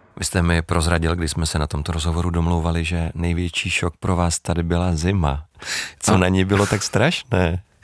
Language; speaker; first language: Czech; native; Czech